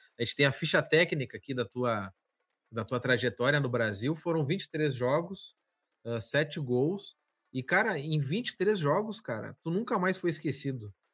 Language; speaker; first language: Portuguese; native; Portuguese